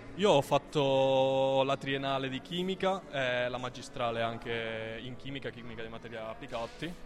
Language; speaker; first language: Italian; non-native, fluent; Spanish